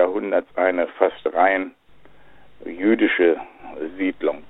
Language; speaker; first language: German; native; German